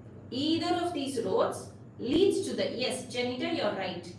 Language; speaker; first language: English; non-native, local second language; Tamil